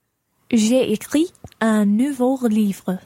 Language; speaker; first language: French; non-native, learner; English